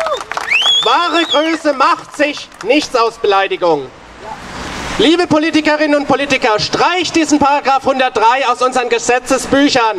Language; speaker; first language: German; native; German